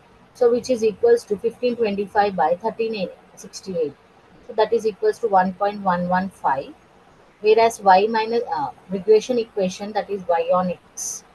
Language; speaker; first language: English; non-native, local second language; Telugu